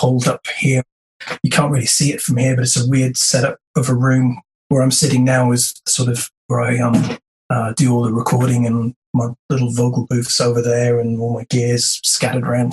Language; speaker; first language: English; native; English